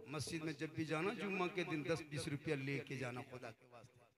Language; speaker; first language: Hindi; native; Hindi